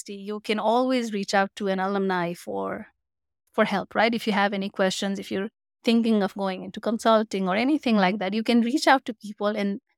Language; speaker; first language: English; non-native, local second language; Nepali